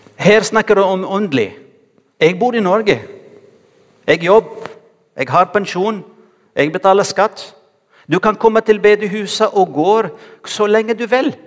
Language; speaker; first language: Norwegian; non-native, fluent; Arabic